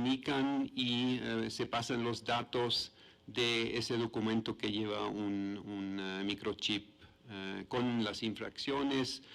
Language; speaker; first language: Spanish; non-native, fluent; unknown